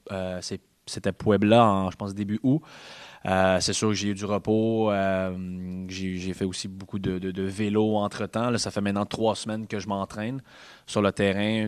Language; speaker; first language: French; native; French